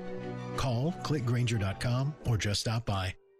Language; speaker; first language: English; native; English